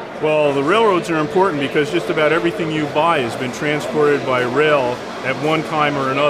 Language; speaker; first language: English; native; English